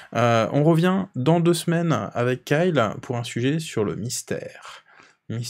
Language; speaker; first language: French; native; French